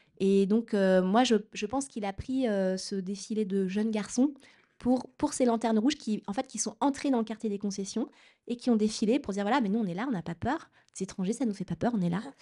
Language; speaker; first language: French; native; French